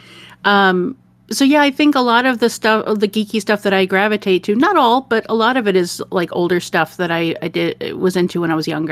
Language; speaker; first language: English; native; English